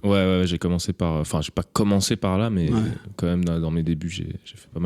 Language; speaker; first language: French; native; French